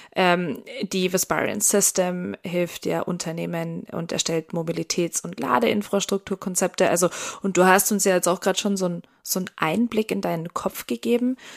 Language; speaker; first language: German; native; German